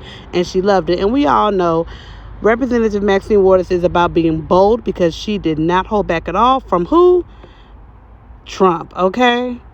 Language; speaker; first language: English; native; English